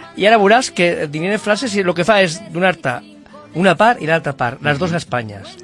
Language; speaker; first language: Catalan; non-native, local second language; Spanish